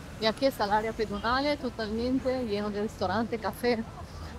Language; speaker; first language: Spanish; non-native, learner; Italian